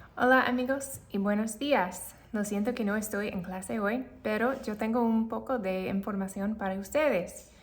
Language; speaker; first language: Spanish; non-native, fluent; English